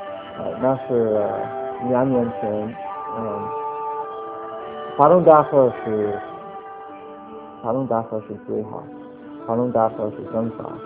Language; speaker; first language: Chinese; non-native, learner; English